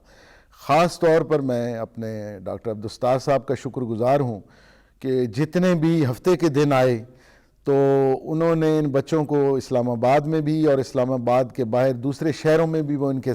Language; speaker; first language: Urdu; non-native, local second language; Punjabi